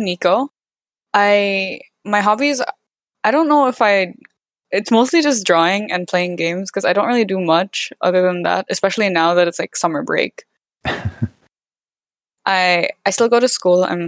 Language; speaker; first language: English; non-native, local second language; Cebuano